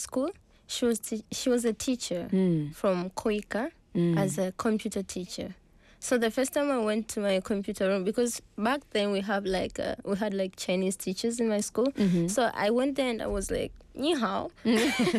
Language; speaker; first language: English; non-native, local second language; Swahili